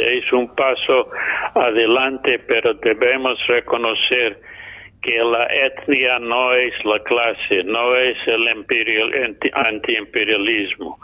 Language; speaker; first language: Spanish; non-native, fluent; English